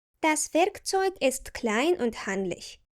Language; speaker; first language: German; non-native, fluent; Ukrainian